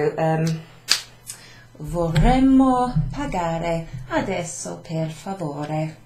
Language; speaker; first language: Italian; non-native, fluent; English